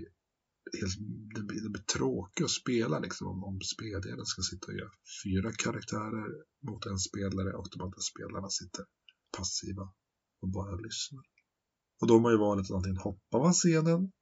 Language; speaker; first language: Swedish; native; Swedish